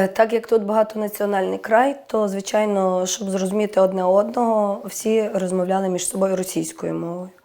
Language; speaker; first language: Ukrainian; native; Ukrainian